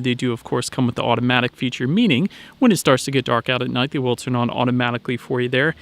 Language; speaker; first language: English; native; English